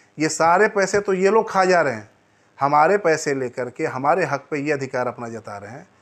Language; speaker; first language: Hindi; native; Hindi